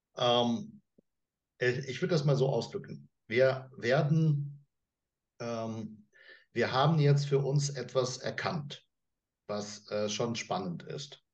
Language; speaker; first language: German; non-native, fluent; Russian